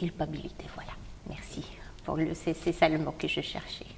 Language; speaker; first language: French; non-native, fluent; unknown